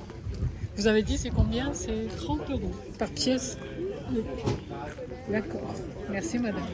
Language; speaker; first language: French; non-native, fluent; Chinese